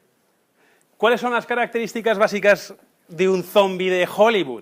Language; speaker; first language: Spanish; native; Spanish